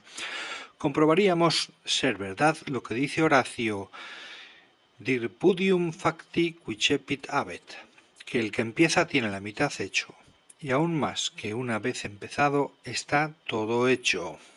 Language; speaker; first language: Spanish; native; Spanish